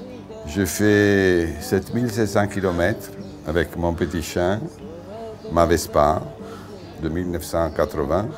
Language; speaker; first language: French; non-native, fluent; Italian